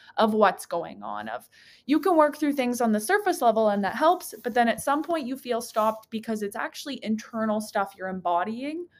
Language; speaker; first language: English; native; English